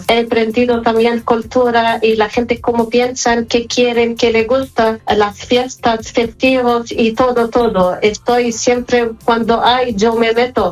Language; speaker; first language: Spanish; non-native, fluent; Arabic